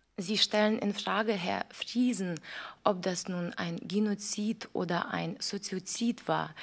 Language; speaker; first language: German; non-native, fluent; Ukrainian